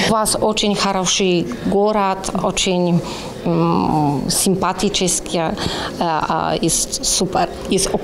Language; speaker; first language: Russian; non-native, learner; Polish